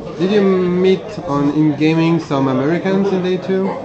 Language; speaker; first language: English; non-native, fluent; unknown